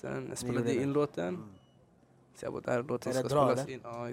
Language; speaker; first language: Swedish; early bilingual, other home language; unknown